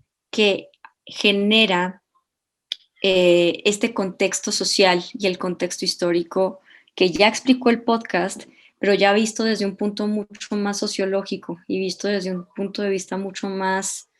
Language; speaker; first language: Spanish; native; Spanish